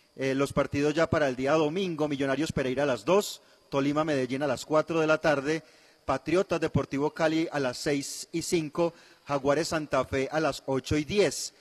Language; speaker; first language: Spanish; native; Spanish